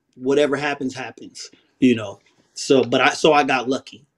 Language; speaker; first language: English; native; English